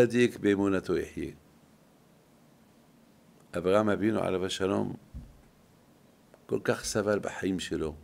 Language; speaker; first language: Hebrew; non-native, fluent; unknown